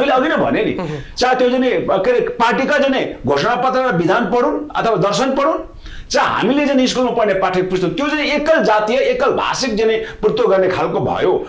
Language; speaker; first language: Nepali; non-native, local second language; Sherpa